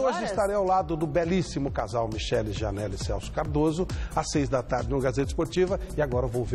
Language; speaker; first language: Portuguese; native; Portuguese